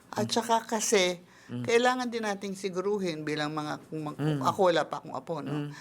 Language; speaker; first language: Filipino; native; Filipino